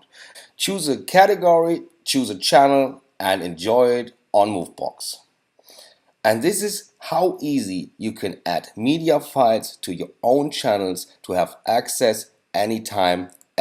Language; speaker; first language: English; non-native, fluent; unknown